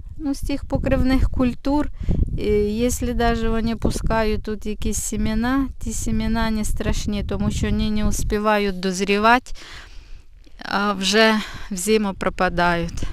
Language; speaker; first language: Ukrainian; native; Ukrainian